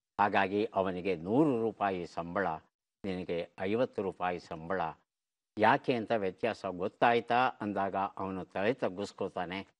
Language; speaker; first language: Kannada; native; Kannada